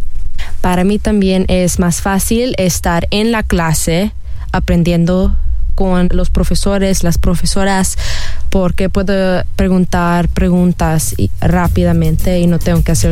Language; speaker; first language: Spanish; early bilingual, heritage; Spanish